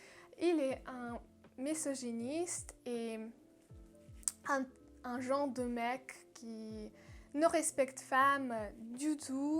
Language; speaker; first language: French; non-native, learner; Russian